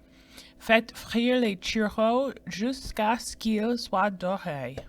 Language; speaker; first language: French; non-native, fluent; English